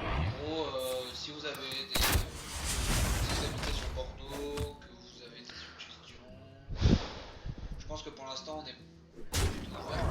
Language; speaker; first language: French; native; French